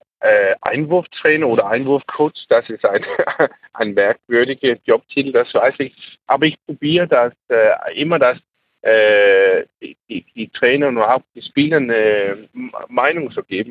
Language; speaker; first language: German; non-native, learner; Danish